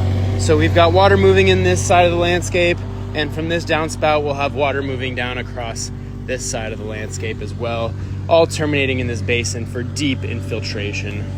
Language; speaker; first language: English; native; English